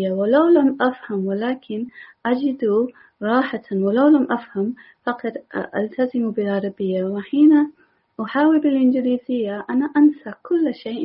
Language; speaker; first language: Arabic; non-native, learner; English